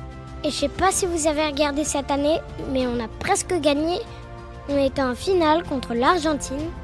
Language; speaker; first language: French; native; French